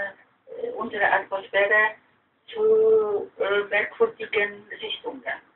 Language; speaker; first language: German; non-native, fluent; Polish